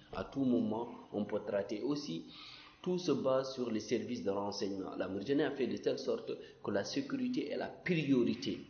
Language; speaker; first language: French; non-native, local second language; Fula